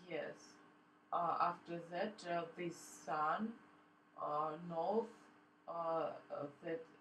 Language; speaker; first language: English; non-native, learner; Russian